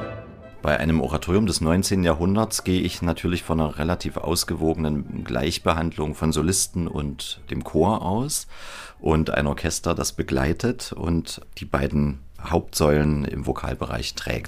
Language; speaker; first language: German; native; German